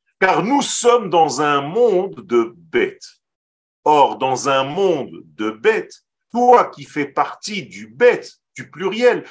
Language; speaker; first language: French; non-native, fluent; Hebrew